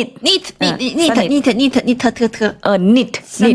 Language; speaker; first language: Thai; non-native, learner; Chinese